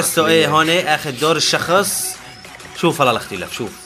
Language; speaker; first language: Arabic; native; Arabic